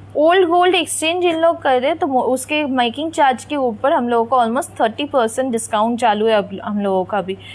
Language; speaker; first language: Hindi; non-native, local second language; Bangla